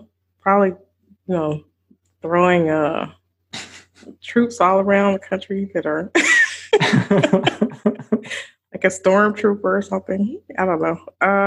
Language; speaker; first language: English; native; English